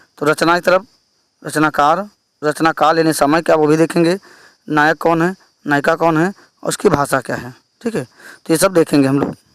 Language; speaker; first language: Hindi; native; Hindi